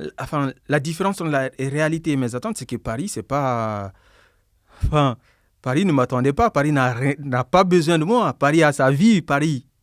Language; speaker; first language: French; non-native, local second language; Bambara